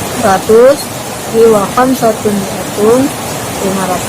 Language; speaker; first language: Arabic; non-native, learner; Indonesian